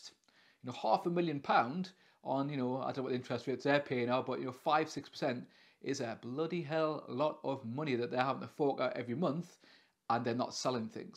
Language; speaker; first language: English; native; English